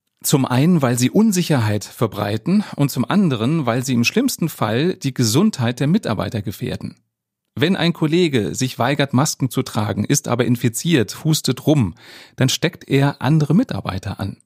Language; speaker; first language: German; native; German